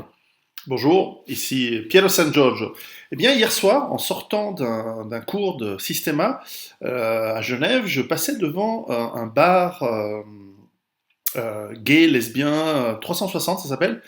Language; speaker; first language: French; native; French